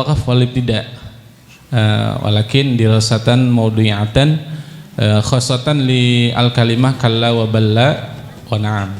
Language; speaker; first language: Arabic; non-native, fluent; Indonesian